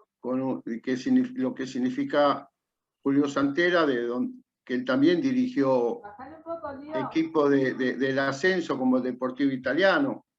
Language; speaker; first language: Spanish; native; Spanish